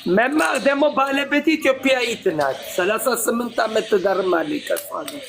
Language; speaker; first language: Amharic; non-native, fluent; Hebrew